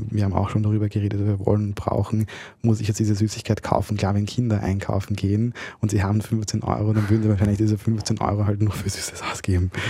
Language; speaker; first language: German; early bilingual, other home language; Bosnian